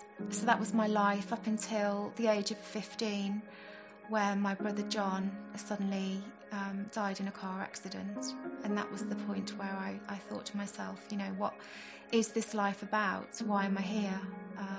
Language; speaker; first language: English; native; English